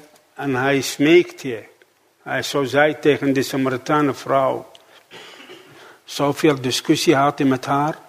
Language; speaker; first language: Dutch; non-native, fluent; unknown